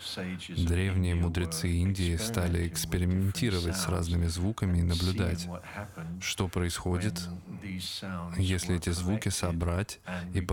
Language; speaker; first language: Russian; native; Russian